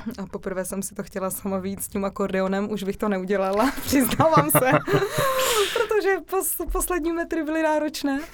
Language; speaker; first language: Czech; native; Czech